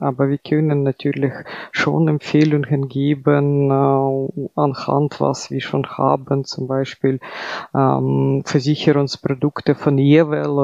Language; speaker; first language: German; non-native, fluent; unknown